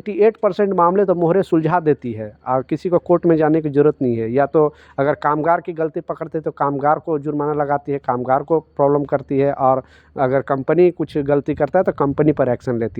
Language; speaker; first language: Hindi; native; Hindi